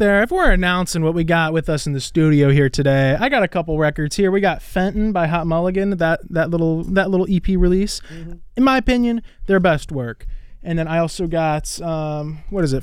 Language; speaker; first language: English; native; English